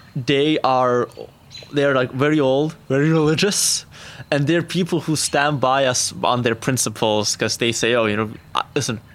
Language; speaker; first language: English; non-native, fluent; Azerbaijani